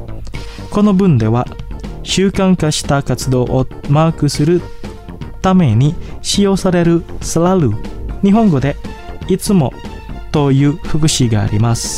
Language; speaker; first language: Japanese; non-native, fluent; Indonesian